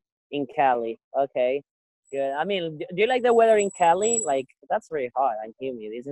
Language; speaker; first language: English; non-native, fluent; Spanish